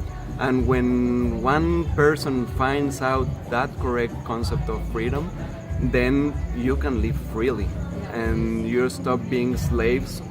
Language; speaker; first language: English; non-native, fluent; Spanish